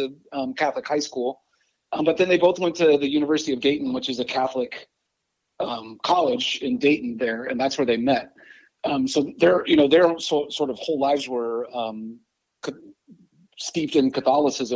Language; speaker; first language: English; native; English